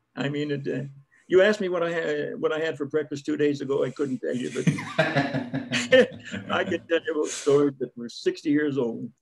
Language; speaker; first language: English; native; English